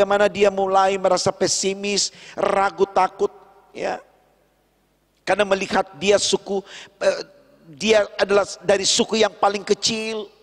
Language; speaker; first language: Indonesian; native; Indonesian